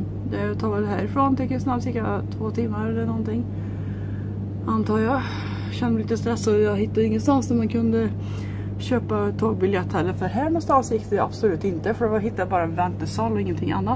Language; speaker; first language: Swedish; native; Swedish